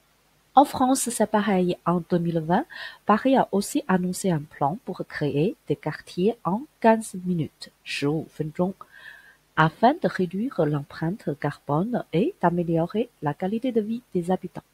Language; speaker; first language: French; non-native, fluent; Chinese